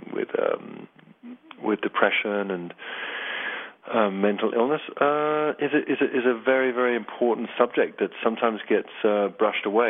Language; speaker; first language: English; native; English